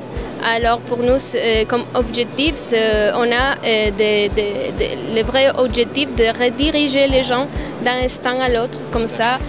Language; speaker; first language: French; non-native, fluent; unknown